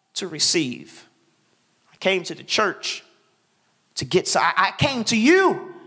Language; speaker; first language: English; native; English